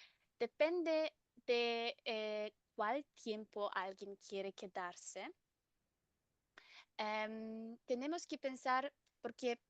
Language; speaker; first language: Spanish; non-native, fluent; German